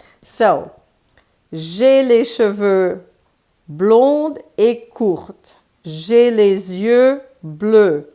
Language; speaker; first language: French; non-native, fluent; English